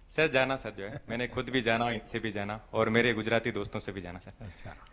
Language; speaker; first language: Hindi; native; Hindi